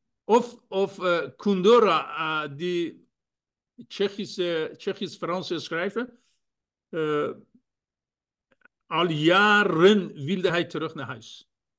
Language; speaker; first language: Dutch; non-native, fluent; Persian